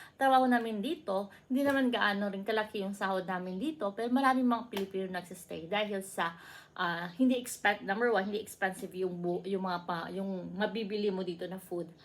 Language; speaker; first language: Filipino; non-native, local second language; Cebuano